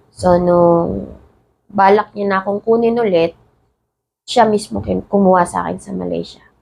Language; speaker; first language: Filipino; native; Filipino